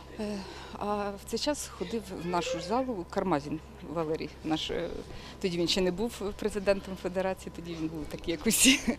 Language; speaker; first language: Ukrainian; native; Ukrainian